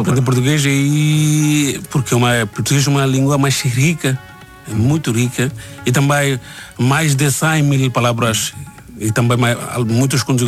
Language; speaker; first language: Portuguese; non-native, learner; Bangla